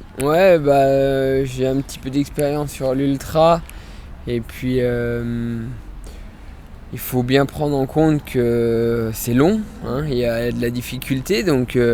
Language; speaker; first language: French; native; French